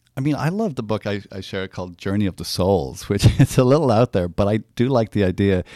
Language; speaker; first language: English; native; English